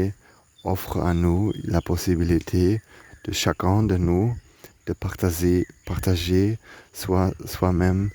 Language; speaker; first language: French; non-native, learner; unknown